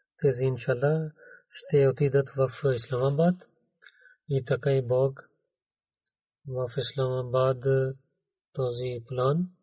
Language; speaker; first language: Bulgarian; non-native, learner; Urdu